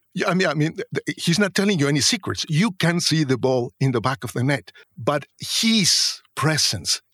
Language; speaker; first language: English; non-native, fluent; Spanish